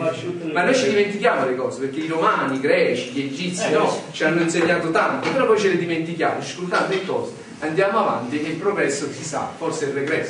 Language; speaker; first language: Italian; native; Italian